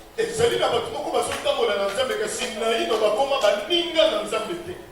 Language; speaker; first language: Lingala; non-native, local second language; Luba-Lulua